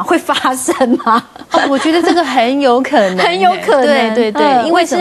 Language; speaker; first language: Chinese; native; Chinese